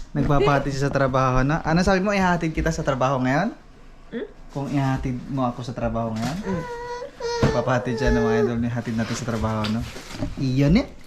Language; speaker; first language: Filipino; native; Filipino